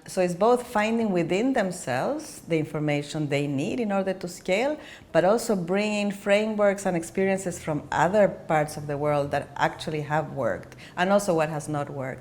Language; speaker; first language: English; non-native, fluent; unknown